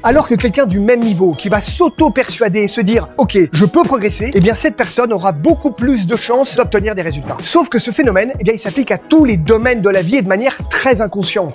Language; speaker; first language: French; native; French